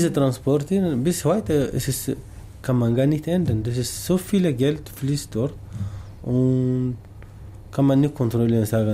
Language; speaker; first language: German; non-native, learner; Tamasheq